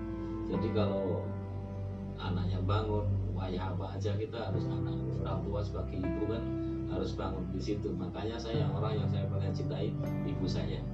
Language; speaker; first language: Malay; non-native, local second language; Javanese